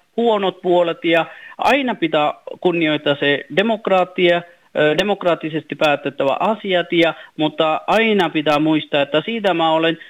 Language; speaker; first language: Finnish; non-native, fluent; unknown